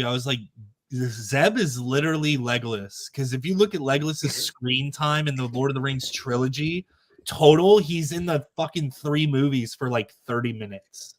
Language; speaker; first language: English; native; English